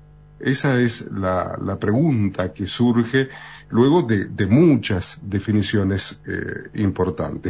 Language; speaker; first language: Spanish; native; Spanish